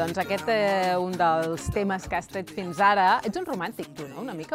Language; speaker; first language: Catalan; native; Catalan